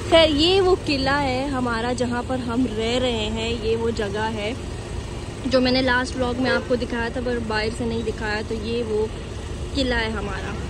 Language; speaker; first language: Urdu; native; Urdu